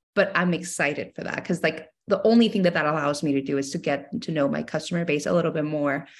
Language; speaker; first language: English; non-native, fluent; Spanish